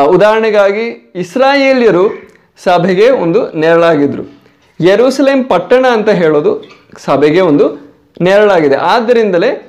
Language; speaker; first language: Kannada; non-native, local second language; Malayalam